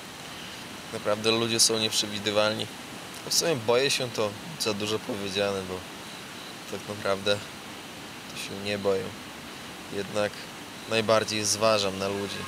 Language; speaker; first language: Polish; native; Polish